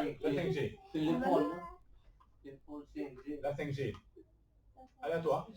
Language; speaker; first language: French; native; French